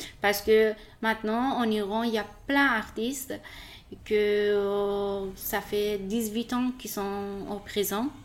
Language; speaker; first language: French; non-native, learner; Persian